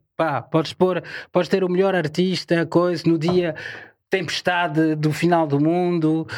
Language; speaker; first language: Portuguese; non-native, fluent; French